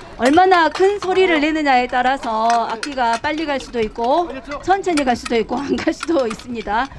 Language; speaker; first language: Korean; native; Korean